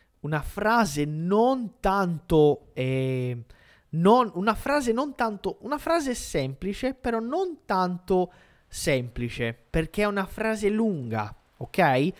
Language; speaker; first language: Italian; non-native, fluent; Portuguese